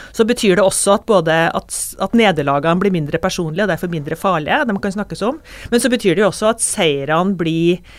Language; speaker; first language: Norwegian; native; Norwegian